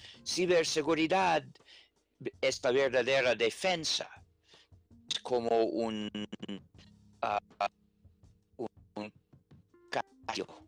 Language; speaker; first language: Spanish; non-native, fluent; English